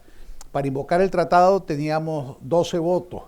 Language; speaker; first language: Spanish; native; Spanish